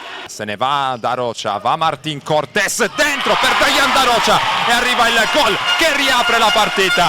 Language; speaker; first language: Italian; native; Italian